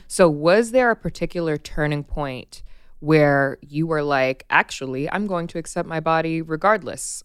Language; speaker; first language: English; native; English